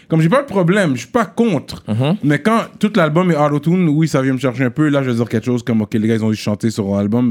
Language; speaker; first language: French; native; French